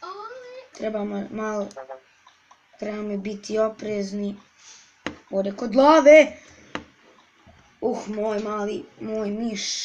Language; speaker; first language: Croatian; early bilingual, heritage; Serbian